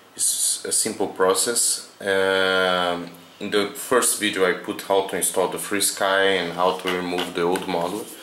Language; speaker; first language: English; non-native, fluent; Portuguese